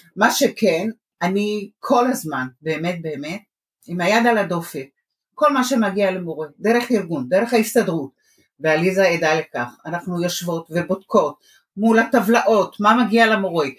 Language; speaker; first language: Hebrew; native; Hebrew